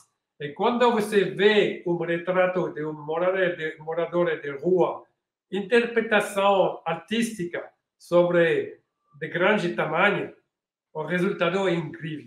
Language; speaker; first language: Portuguese; non-native, learner; French